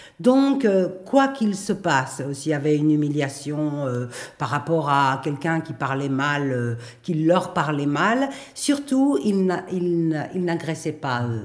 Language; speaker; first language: French; native; French